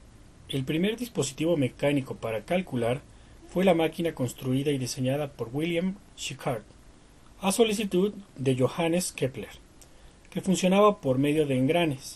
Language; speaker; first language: Spanish; native; Spanish